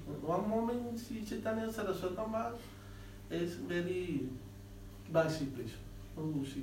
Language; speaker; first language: English; non-native, learner; Spanish